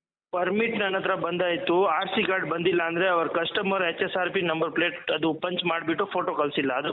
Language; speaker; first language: Kannada; non-native, fluent; Hindi